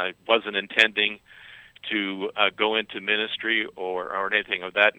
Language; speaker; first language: English; native; English